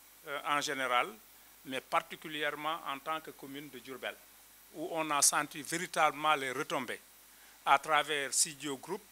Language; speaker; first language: French; non-native, local second language; Wolof